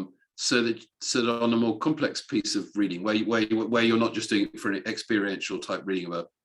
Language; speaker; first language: English; native; English